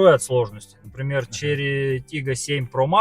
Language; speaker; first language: Russian; native; Russian